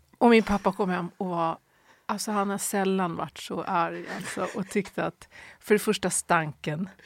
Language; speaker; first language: Swedish; native; Swedish